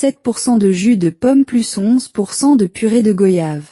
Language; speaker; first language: French; non-native, learner; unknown